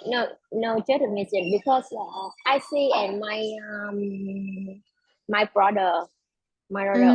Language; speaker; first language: English; non-native, learner; Vietnamese